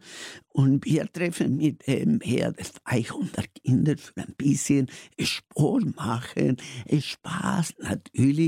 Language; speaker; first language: German; non-native, learner; Spanish